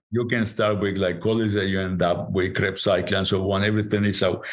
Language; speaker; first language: English; non-native, fluent; Spanish